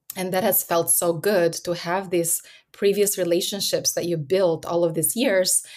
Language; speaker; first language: English; early bilingual, other home language; Albanian